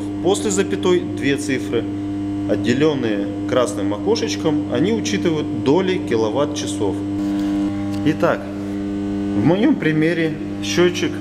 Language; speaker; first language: Russian; native; Russian